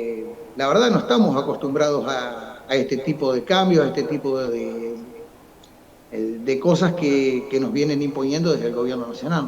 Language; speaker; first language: Spanish; native; Spanish